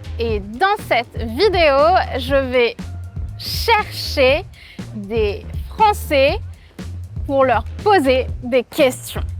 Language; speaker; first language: French; native; French